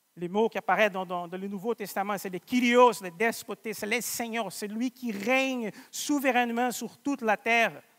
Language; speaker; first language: French; non-native, fluent; Portuguese